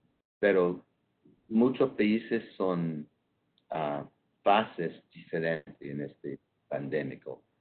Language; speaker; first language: Spanish; non-native, fluent; English